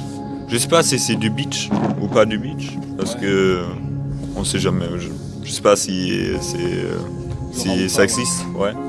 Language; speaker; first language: French; non-native, learner; German